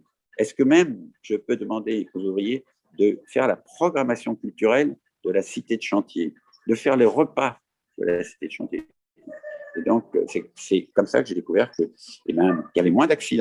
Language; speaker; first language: French; native; French